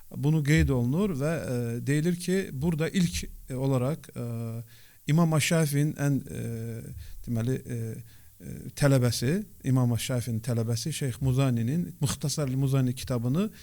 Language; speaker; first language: Azerbaijani; non-native, local second language; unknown